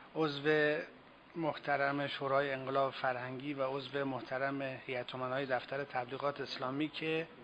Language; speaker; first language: Persian; native; Persian